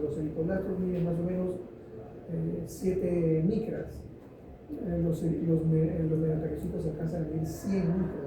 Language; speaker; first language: Spanish; native; Spanish